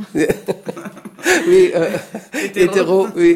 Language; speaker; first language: French; non-native, fluent; German